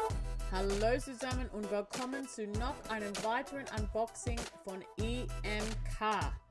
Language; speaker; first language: German; non-native, learner; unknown